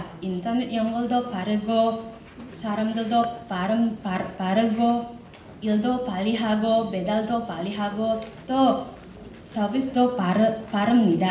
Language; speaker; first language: Korean; non-native, learner; Indonesian